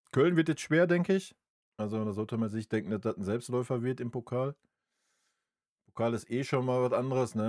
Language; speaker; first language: German; native; German